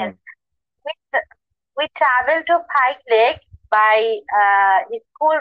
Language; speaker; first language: English; non-native, learner; Bangla